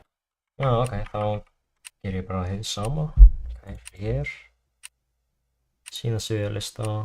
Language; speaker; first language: Icelandic; non-native, learner; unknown